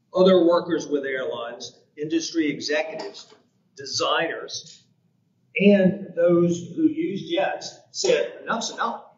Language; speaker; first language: English; native; English